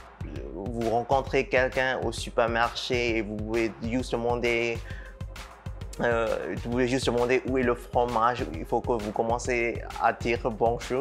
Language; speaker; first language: French; non-native, fluent; Burmese